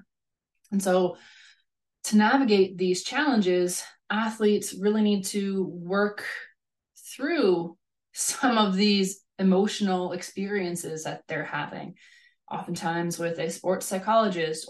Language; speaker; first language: English; native; English